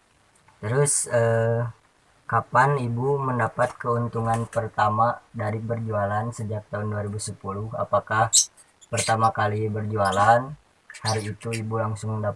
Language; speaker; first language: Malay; non-native, local second language; Sundanese